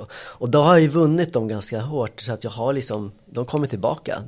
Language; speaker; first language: Swedish; early bilingual, other home language; Spanish